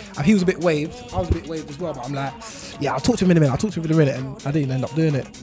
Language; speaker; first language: English; native; English